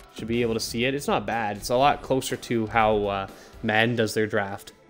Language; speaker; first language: English; native; English